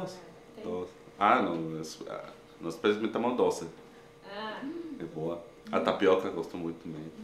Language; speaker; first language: Portuguese; non-native, fluent; Spanish